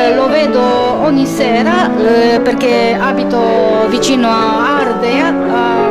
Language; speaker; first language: Italian; native; Italian